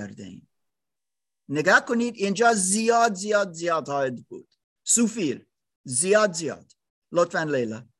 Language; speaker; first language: Persian; non-native, learner; German